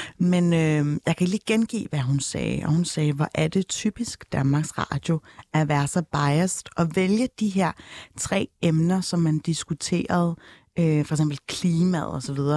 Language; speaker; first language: Danish; early bilingual, other home language; Turkish